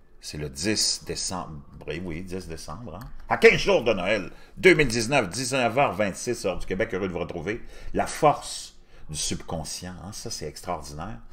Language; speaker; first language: French; native; French